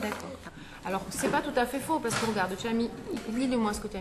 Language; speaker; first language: French; native; French